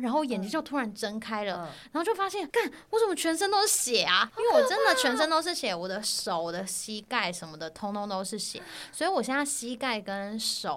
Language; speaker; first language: Chinese; native; Chinese